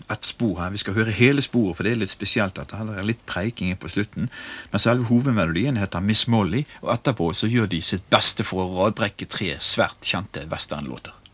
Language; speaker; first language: Norwegian; native; Norwegian